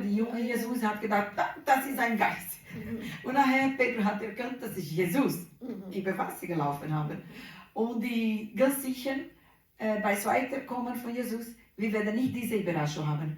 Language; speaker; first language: German; non-native, learner; Portuguese